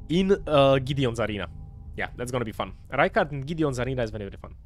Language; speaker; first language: English; non-native, fluent; Croatian